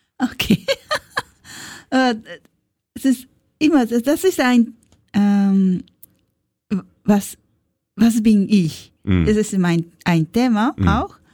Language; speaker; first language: German; non-native, learner; Japanese